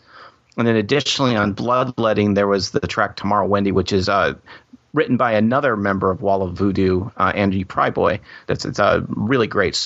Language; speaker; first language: English; native; English